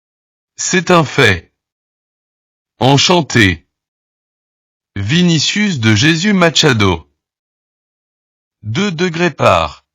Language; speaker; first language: French; non-native, learner; Portuguese